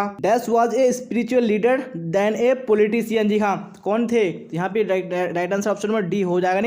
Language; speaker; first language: Hindi; native; Hindi